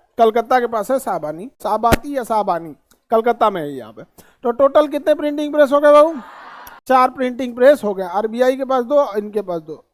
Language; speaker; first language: Hindi; native; Hindi